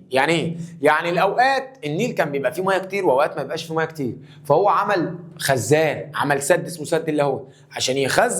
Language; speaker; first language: Arabic; native; Arabic